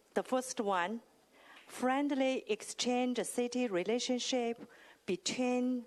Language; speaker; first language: English; non-native, learner; Chinese